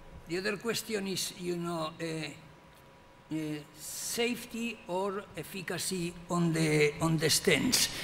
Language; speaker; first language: English; non-native, fluent; Spanish